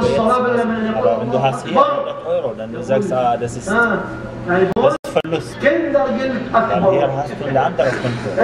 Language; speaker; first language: German; non-native, fluent; Arabic